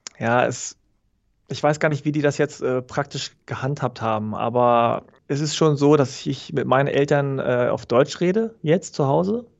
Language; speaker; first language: German; early bilingual, other home language; Korean